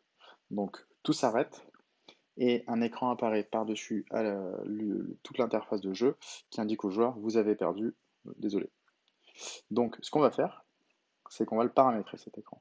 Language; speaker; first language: French; native; French